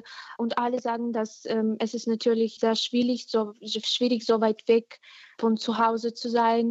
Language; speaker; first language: German; non-native, fluent; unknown